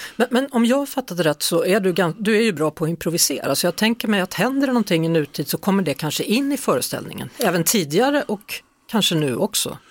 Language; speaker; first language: Swedish; native; Swedish